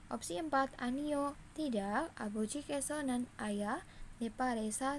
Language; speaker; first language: Korean; non-native, fluent; Indonesian